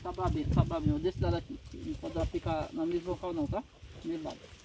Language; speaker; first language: Portuguese; native; Portuguese